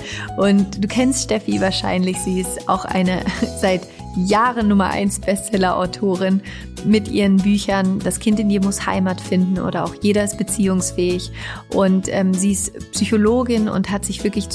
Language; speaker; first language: German; native; German